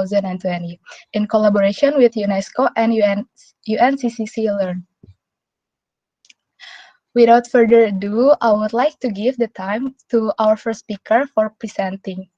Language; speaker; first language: English; non-native, local second language; Indonesian